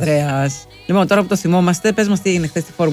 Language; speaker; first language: Greek; native; Greek